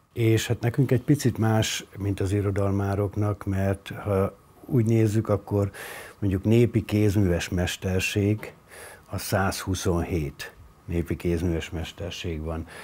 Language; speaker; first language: Hungarian; native; Hungarian